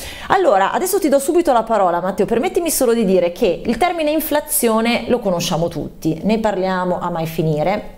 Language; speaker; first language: Italian; native; Italian